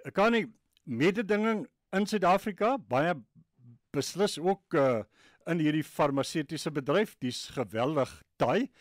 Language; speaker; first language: Afrikaans; native; Afrikaans